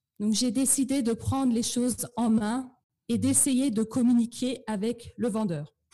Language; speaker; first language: French; native; French